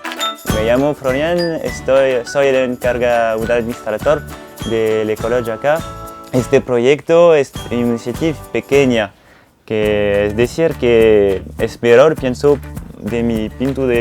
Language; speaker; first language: Spanish; non-native, learner; French